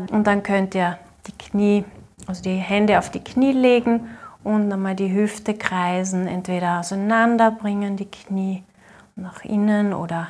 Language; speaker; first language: German; native; German